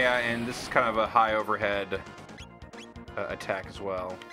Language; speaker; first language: English; native; English